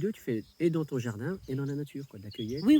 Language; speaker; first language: French; native; French